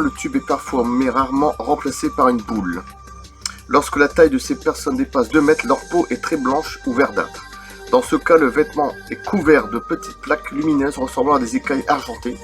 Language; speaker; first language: French; native; French